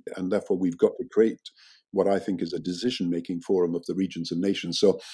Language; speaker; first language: English; native; English